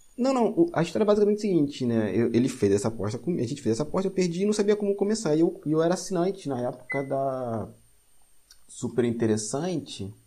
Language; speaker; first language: Portuguese; native; Portuguese